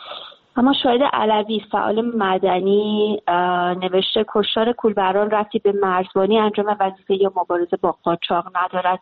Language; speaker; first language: Persian; native; Persian